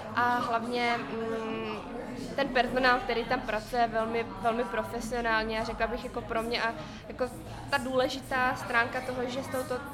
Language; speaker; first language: Czech; early bilingual, other home language; Vietnamese